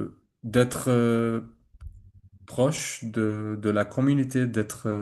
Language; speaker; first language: French; non-native, learner; Arabic